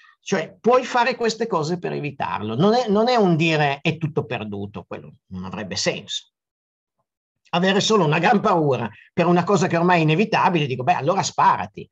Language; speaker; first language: Italian; native; Italian